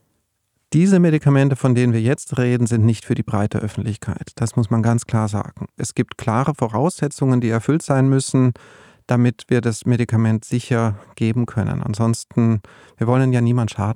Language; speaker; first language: German; native; German